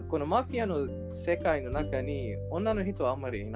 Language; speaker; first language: Japanese; non-native, learner; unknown